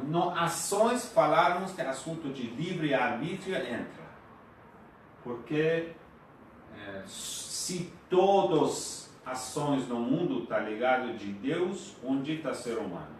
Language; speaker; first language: Portuguese; non-native, fluent; Persian